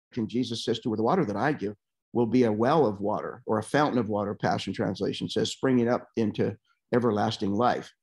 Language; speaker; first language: English; native; English